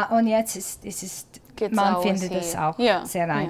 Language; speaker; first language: German; non-native, learner; English